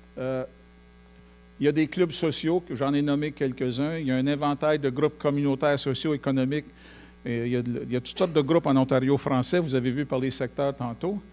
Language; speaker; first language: French; native; French